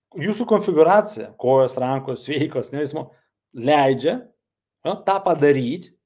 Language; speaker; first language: Lithuanian; non-native, local second language; Russian